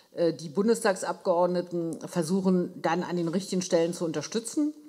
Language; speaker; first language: German; native; German